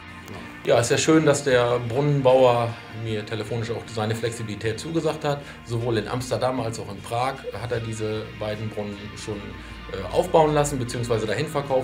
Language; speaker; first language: German; native; German